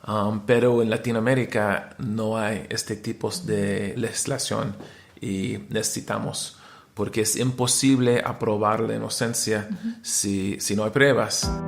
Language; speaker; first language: Spanish; non-native, learner; English